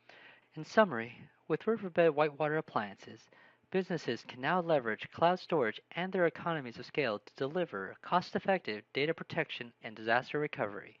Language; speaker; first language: English; native; English